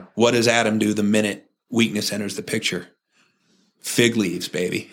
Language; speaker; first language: English; native; English